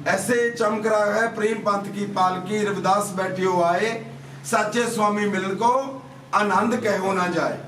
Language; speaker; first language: Hindi; non-native, local second language; Punjabi